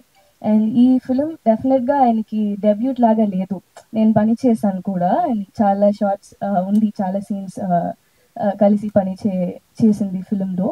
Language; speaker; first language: Telugu; non-native, learner; Tamil